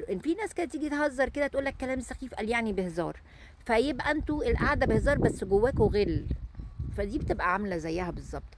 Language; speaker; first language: Arabic; native; Arabic